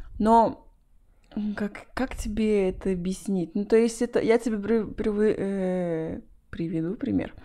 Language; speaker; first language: Russian; non-native, fluent; Spanish